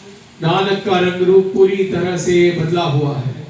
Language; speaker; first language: Hindi; native; Hindi